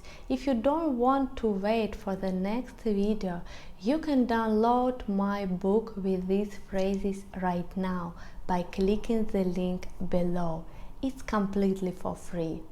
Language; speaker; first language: English; non-native, fluent; Russian